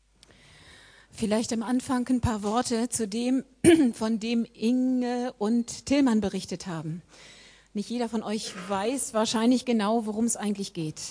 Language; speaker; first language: German; native; German